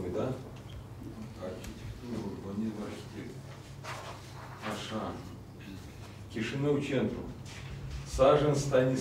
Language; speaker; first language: Romanian; non-native, local second language; Russian